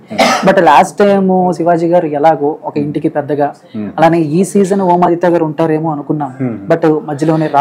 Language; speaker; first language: Telugu; native; Telugu